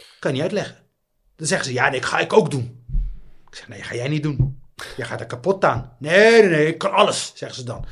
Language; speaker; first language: Dutch; early bilingual, other home language; Riffian